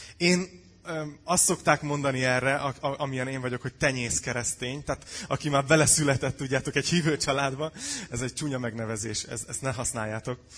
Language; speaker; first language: Hungarian; native; Hungarian